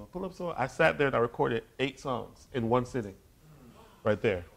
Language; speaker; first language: English; native; English